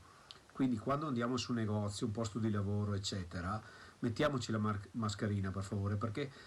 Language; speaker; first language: Italian; native; Italian